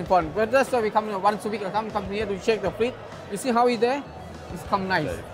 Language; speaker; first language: English; non-native, learner; Thai